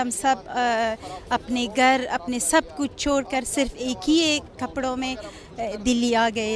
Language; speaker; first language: Hindi; non-native, fluent; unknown